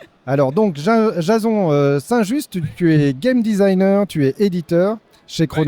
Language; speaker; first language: French; native; French